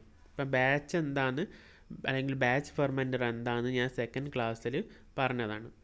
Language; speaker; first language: Malayalam; native; Malayalam